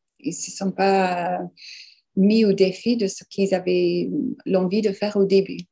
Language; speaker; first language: French; non-native, fluent; English